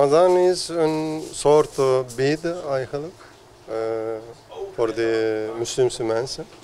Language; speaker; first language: Dutch; non-native, learner; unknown